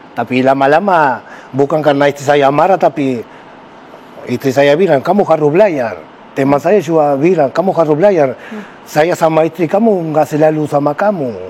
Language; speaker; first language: Indonesian; non-native, fluent; Spanish